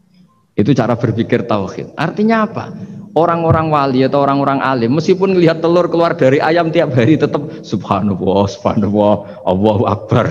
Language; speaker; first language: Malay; non-native, local second language; Javanese